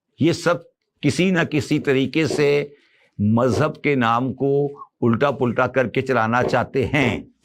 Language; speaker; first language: Urdu; native; Urdu